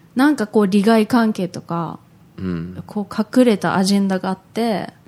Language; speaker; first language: Japanese; early bilingual, heritage; Japanese